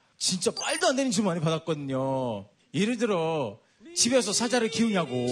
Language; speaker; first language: Korean; non-native, fluent; English